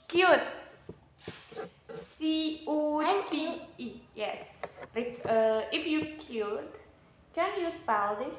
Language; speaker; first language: English; non-native, learner; Indonesian